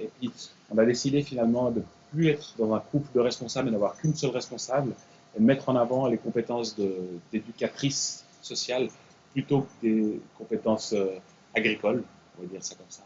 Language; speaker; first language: French; native; French